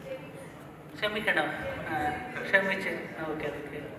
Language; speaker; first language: Malayalam; non-native, learner; Kannada